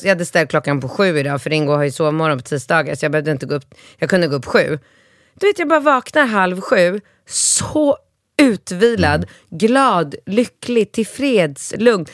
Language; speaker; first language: Swedish; native; Swedish